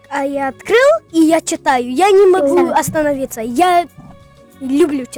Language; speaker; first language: Russian; early bilingual, heritage; Russian